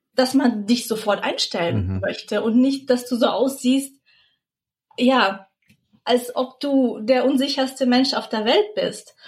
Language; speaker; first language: German; early bilingual, other home language; Russian